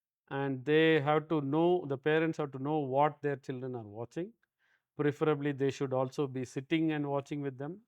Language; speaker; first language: English; non-native, local second language; Tamil